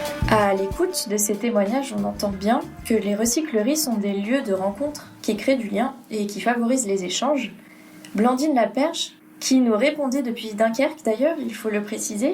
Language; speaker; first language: French; native; French